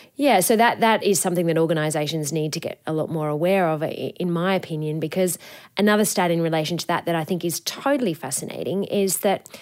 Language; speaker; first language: English; native; English